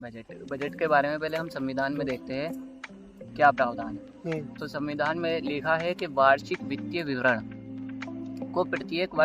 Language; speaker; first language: Hindi; native; Hindi